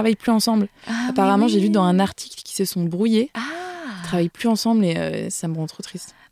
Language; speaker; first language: French; native; French